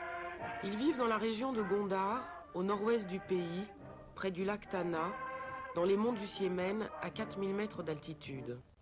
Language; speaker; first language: French; native; French